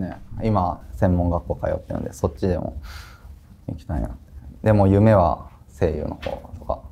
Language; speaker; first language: Japanese; native; Japanese